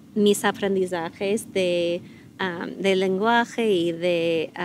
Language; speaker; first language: Spanish; non-native, fluent; English